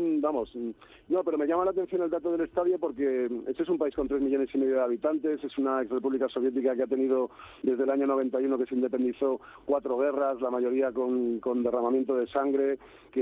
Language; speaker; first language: Spanish; native; Spanish